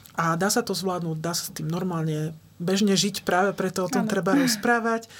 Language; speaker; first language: Slovak; native; Slovak